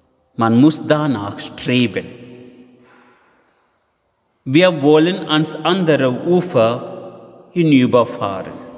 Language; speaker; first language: German; non-native, fluent; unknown